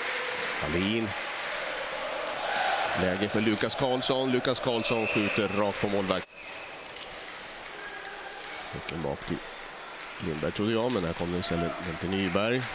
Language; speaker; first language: Swedish; native; Swedish